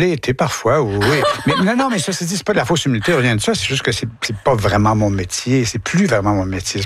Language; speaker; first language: French; native; French